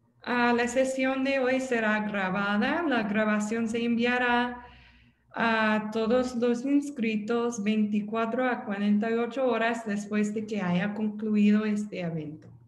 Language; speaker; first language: Spanish; non-native, fluent; English